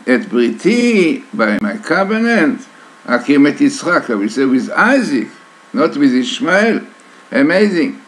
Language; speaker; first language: English; non-native, fluent; Hebrew